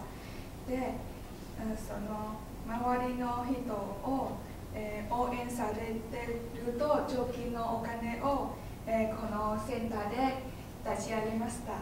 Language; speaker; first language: Japanese; non-native, learner; Vietnamese